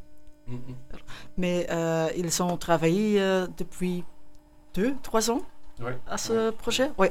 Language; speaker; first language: French; non-native, local second language; Dutch